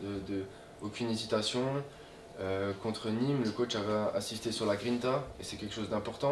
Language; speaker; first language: French; native; French